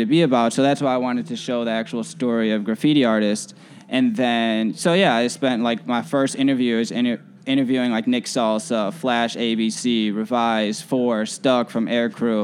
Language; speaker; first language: English; native; English